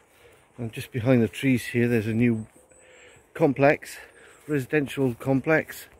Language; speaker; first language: English; native; English